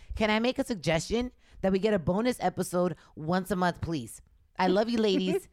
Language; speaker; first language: English; early bilingual, other home language; Spanish